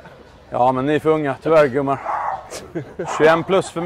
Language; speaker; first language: Swedish; native; Swedish